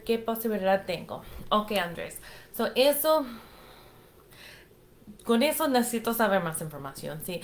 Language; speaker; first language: Spanish; non-native, fluent; English